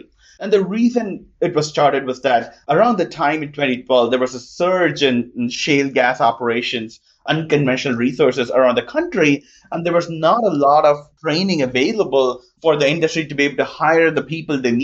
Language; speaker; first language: English; non-native, local second language; Tamil